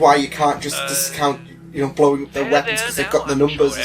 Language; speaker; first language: English; native; English